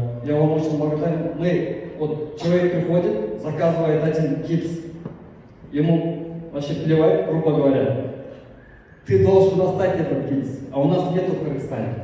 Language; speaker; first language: Russian; non-native, local second language; Kyrgyz